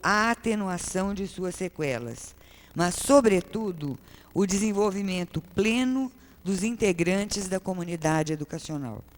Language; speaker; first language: Portuguese; native; Portuguese